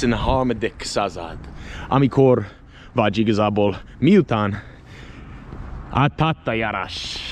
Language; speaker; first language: Hungarian; non-native, learner; English